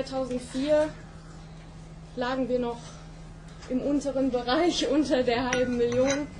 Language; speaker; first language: German; native; German